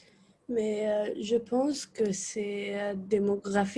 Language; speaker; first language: French; non-native, learner; Arabic